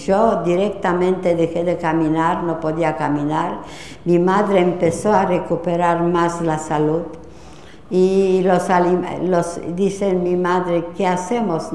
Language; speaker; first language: Spanish; non-native, fluent; Polish